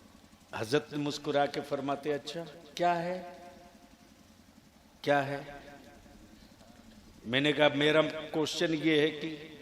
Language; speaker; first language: Hindi; native; Hindi